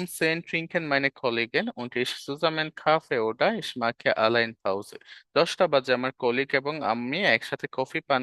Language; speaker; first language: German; non-native, fluent; Bangla